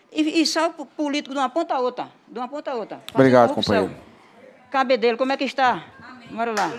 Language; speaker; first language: Portuguese; native; Portuguese